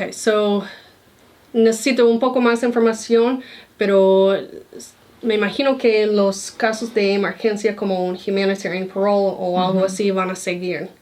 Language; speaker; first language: Spanish; non-native, fluent; English